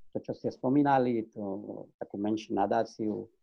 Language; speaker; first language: Slovak; non-native, fluent; Persian